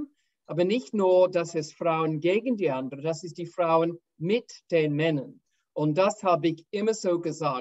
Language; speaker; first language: German; non-native, fluent; English